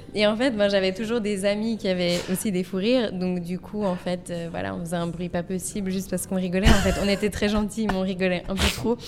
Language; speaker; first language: French; native; French